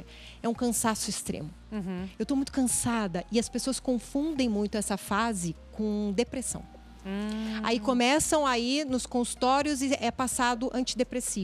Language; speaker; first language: Portuguese; native; Portuguese